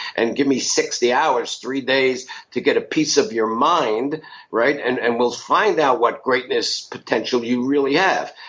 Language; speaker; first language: English; native; English